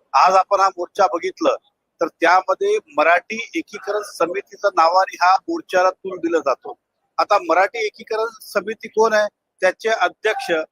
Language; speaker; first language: Marathi; non-native, local second language; Hindi